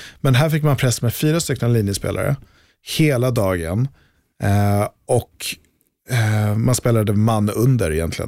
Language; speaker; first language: Swedish; native; Swedish